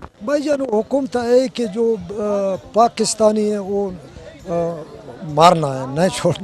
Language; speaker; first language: Hindi; non-native, local second language; Baluchi